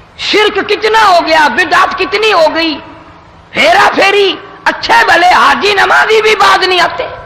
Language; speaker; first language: Urdu; non-native, local second language; Punjabi